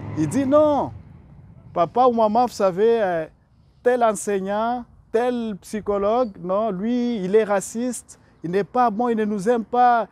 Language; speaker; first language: French; non-native, local second language; Rundi